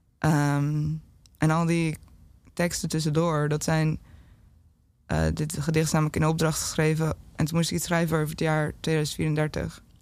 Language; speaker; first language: Dutch; native; Dutch